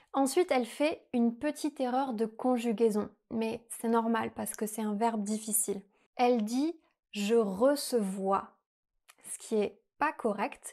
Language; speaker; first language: French; native; French